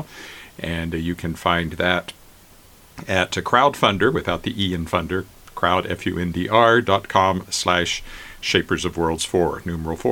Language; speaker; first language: English; native; English